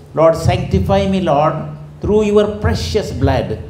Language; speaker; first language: English; non-native, local second language; Telugu